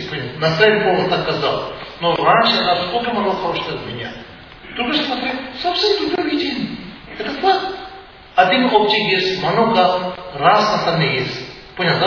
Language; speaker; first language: Russian; non-native, learner; Tibetan